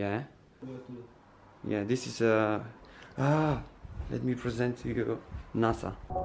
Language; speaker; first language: English; non-native, learner; Romanian